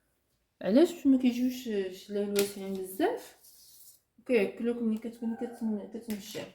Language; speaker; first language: Arabic; native; Arabic